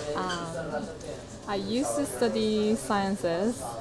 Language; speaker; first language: English; non-native, fluent; Korean